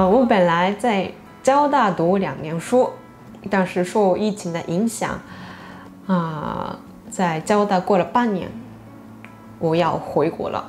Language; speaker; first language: Chinese; non-native, fluent; Japanese